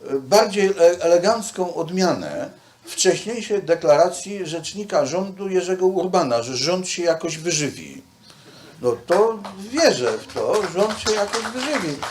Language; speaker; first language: Polish; native; Polish